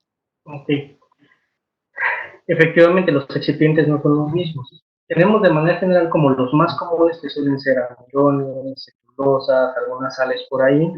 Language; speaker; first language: Spanish; native; Spanish